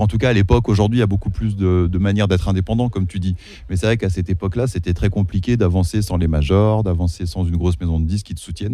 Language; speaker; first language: French; early bilingual, other home language; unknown